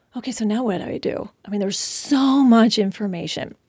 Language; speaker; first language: English; native; English